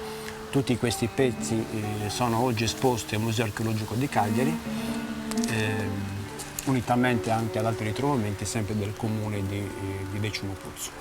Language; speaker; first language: Italian; native; Italian